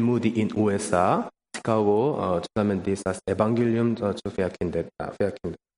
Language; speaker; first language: German; non-native, learner; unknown